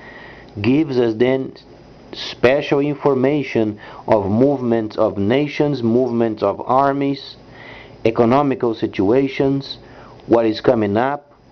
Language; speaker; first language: English; non-native, fluent; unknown